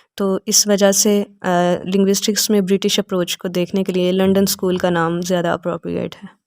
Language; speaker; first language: Urdu; native; Urdu